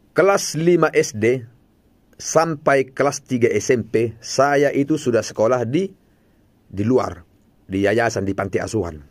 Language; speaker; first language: Indonesian; non-native, local second language; Batak Toba